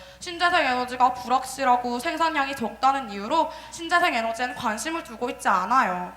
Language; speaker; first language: Korean; native; Korean